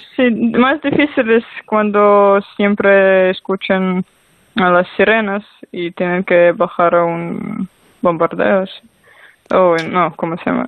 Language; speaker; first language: Spanish; non-native, learner; Ukrainian